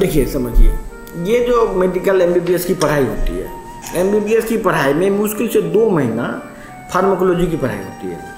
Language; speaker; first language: Hindi; native; Hindi